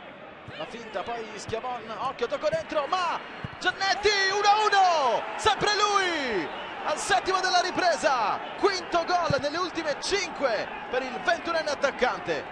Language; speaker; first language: Italian; native; Italian